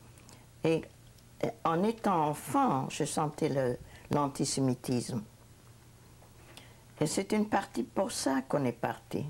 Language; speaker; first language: French; non-native, fluent; Hungarian